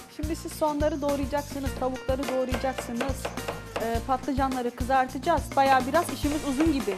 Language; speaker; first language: Turkish; non-native, local second language; Arabic